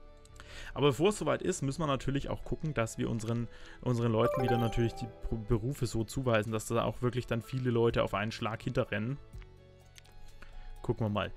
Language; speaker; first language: German; native; German